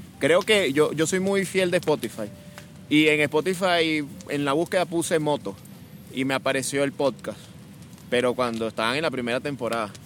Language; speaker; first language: Spanish; native; Spanish